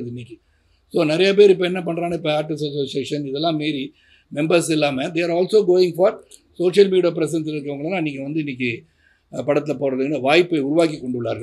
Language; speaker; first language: Tamil; native; Tamil